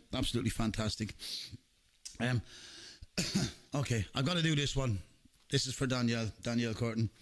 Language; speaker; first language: English; native; English